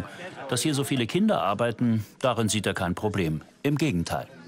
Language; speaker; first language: German; native; German